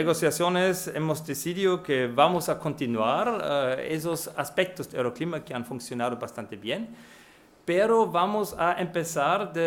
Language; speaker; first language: Spanish; non-native, fluent; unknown